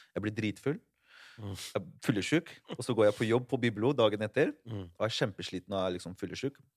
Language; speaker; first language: Norwegian; early bilingual, other home language; Spanish